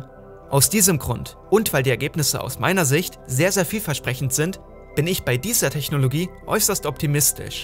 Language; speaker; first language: German; native; German